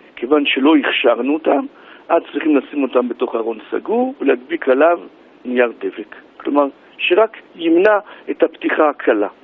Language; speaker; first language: Hebrew; native; Hebrew